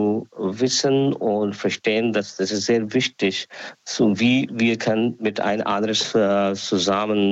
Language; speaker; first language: German; non-native, learner; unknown